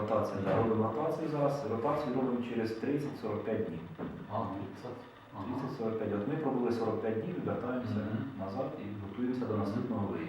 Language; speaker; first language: Ukrainian; native; Ukrainian